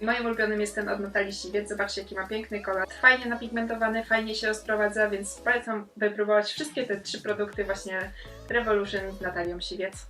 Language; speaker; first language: Polish; native; Polish